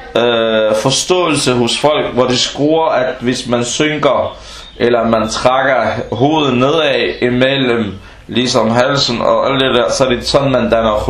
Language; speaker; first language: Danish; non-native, fluent; Arabic